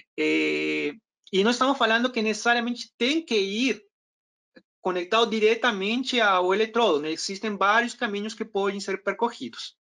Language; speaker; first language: Portuguese; non-native, fluent; Spanish